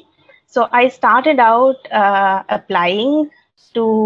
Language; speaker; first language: English; non-native, local second language; Tamil